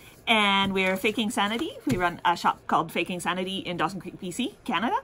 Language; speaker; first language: English; native; English